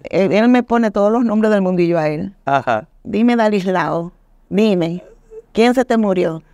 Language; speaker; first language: Spanish; native; Spanish